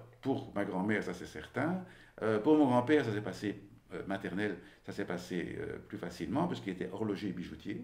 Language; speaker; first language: French; native; French